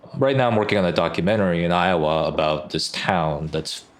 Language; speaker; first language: English; early bilingual, other home language; Korean